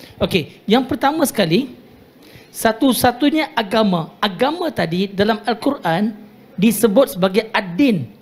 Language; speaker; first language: Malay; non-native, local second language; Tamil